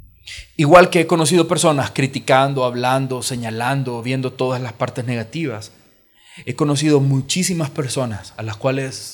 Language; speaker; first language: Spanish; native; Spanish